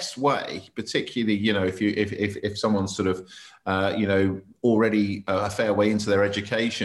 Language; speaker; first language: English; native; English